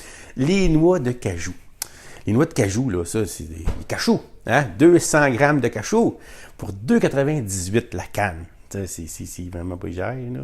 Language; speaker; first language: French; native; French